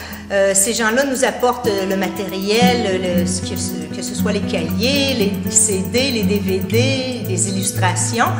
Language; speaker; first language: French; native; French